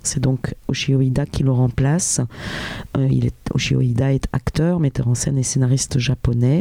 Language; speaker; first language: French; native; French